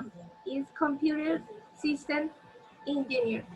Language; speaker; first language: English; non-native, learner; Spanish